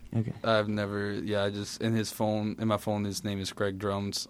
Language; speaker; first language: English; native; English